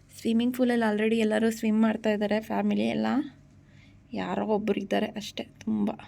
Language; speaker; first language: Kannada; native; Kannada